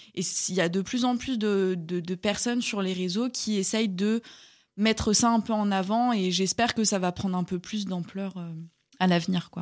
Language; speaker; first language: French; native; French